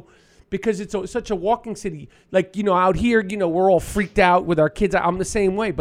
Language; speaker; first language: English; native; English